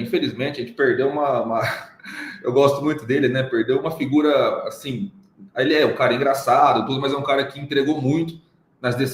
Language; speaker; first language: Portuguese; native; Portuguese